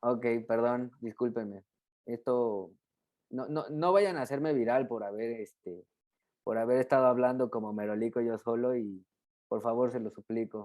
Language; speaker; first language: Spanish; native; Spanish